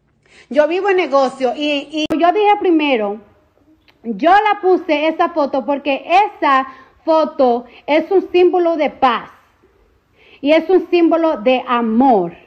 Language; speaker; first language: Spanish; early bilingual, heritage; English